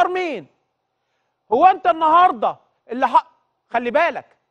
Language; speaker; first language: Arabic; native; Arabic